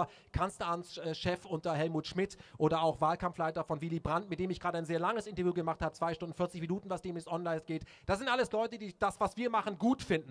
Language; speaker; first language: German; native; German